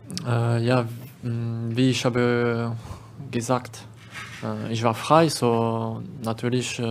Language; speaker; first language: German; non-native, learner; French